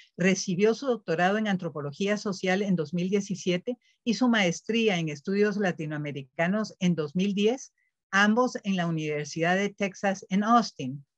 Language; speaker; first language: Spanish; native; Spanish